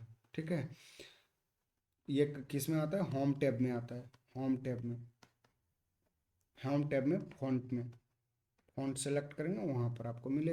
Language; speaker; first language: Hindi; native; Hindi